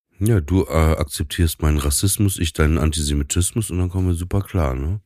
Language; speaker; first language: German; native; German